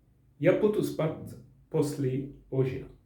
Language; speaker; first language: Russian; non-native, learner; Arabic